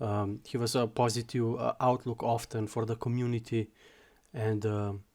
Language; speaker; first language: English; non-native, fluent; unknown